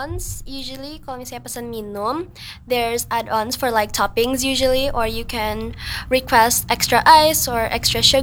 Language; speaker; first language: English; non-native, fluent; Indonesian